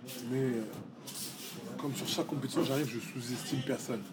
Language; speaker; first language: French; native; French